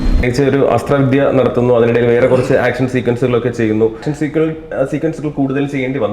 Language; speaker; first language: Malayalam; native; Malayalam